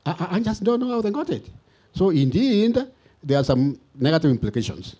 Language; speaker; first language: English; non-native, local second language; Swahili